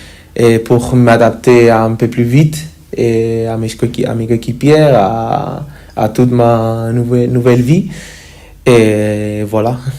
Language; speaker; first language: French; non-native, fluent; Spanish